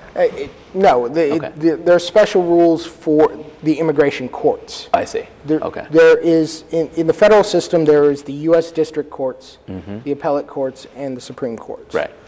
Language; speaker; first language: English; native; English